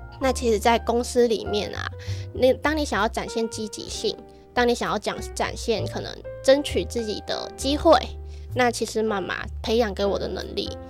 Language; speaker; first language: Chinese; early bilingual, other home language; Vietnamese